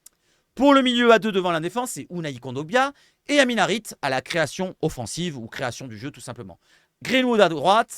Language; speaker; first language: French; native; French